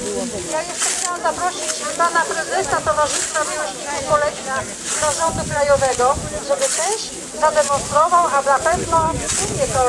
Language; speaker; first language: Polish; native; Polish